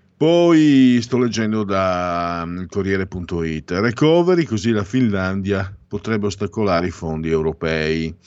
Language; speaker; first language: Italian; non-native, local second language; Friulian